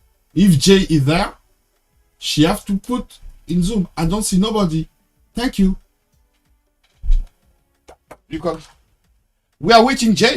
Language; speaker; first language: English; non-native, learner; French